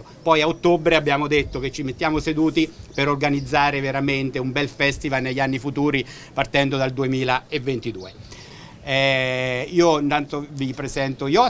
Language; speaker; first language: Italian; native; Italian